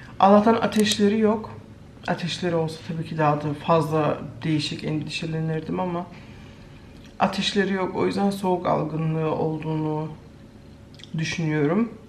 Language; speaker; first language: Turkish; early bilingual, heritage; Turkish